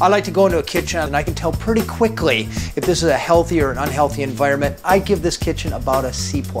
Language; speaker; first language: English; native; English